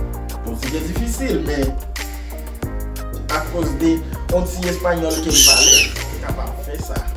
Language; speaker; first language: Spanish; non-native, learner; Haitian Creole